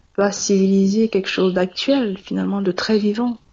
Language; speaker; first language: French; non-native, local second language; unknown